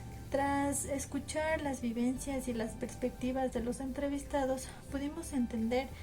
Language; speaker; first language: Spanish; native; Spanish